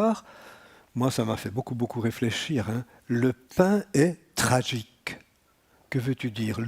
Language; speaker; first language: French; native; French